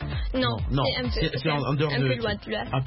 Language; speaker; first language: French; non-native, local second language; Arabic